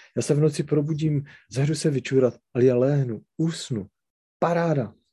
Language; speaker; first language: Czech; non-native, local second language; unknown